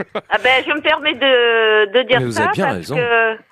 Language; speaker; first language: French; native; French